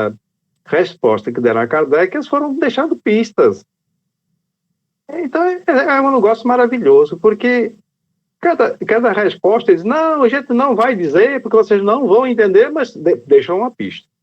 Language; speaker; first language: Portuguese; native; Portuguese